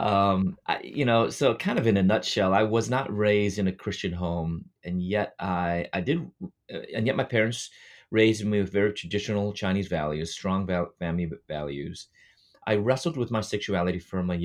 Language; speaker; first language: English; native; English